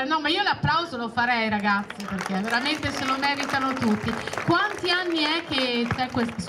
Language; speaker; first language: Italian; native; Italian